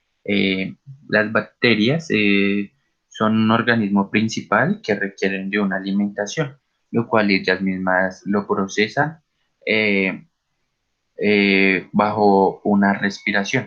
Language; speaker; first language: Spanish; native; Spanish